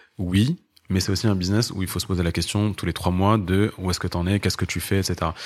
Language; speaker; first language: French; non-native, local second language; Arabic